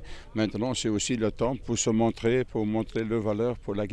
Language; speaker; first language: French; non-native, fluent; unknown